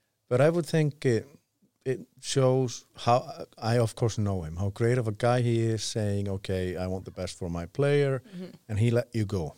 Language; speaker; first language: English; non-native, fluent; Icelandic